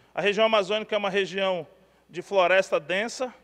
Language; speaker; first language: Portuguese; native; Portuguese